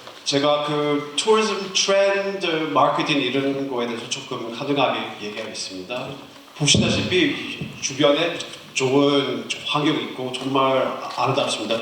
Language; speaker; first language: Korean; non-native, fluent; English